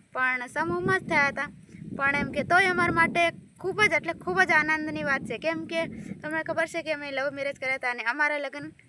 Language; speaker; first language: Gujarati; native; Gujarati